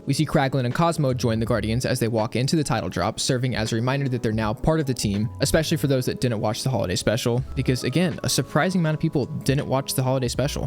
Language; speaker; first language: English; native; English